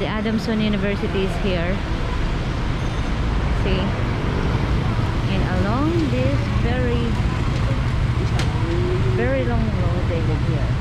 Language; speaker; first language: English; non-native, local second language; Filipino